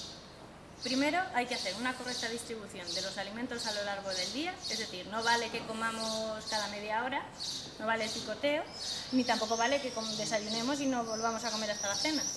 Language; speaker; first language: Spanish; native; Spanish